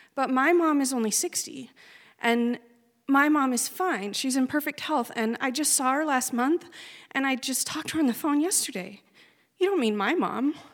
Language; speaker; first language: English; native; English